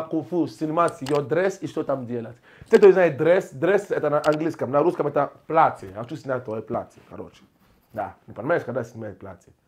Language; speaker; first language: Russian; non-native, learner; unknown